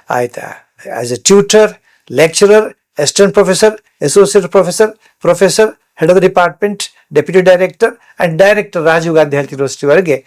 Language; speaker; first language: Kannada; native; Kannada